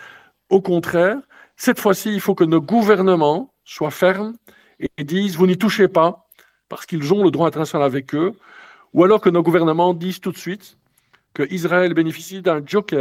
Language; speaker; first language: French; native; French